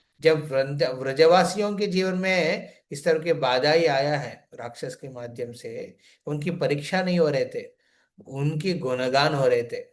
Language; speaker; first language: Hindi; non-native, local second language; Telugu